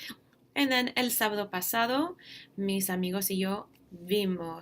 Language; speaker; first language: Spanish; non-native, fluent; English